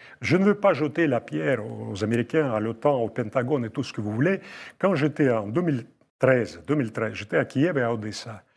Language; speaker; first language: French; non-native, fluent; Russian